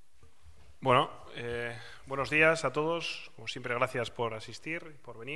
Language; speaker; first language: Spanish; native; Spanish